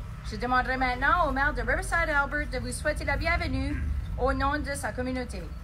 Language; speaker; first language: French; native; French